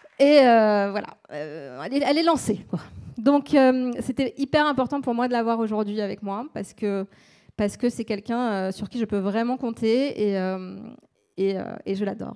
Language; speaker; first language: French; native; French